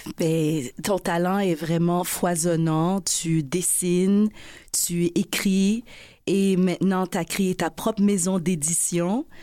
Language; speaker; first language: French; native; French